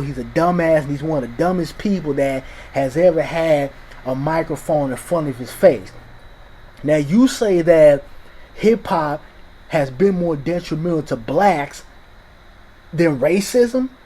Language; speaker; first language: English; native; English